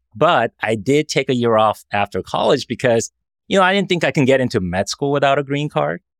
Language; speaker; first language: English; early bilingual, other home language; Korean